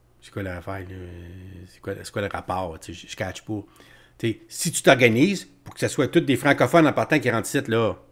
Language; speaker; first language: French; native; French